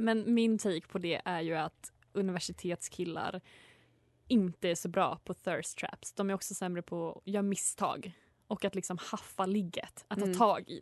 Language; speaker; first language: Swedish; native; Swedish